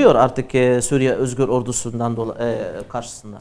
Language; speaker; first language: Turkish; non-native, learner; Arabic